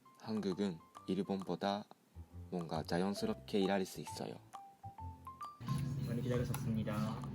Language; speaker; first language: Korean; non-native, fluent; Japanese